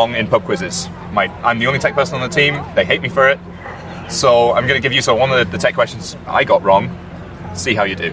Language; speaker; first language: English; native; English